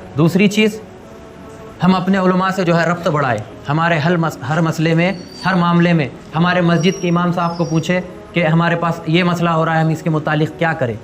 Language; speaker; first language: Urdu; native; Urdu